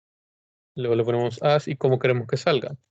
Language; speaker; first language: Spanish; native; Spanish